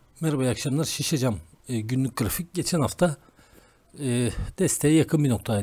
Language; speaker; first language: Turkish; native; Turkish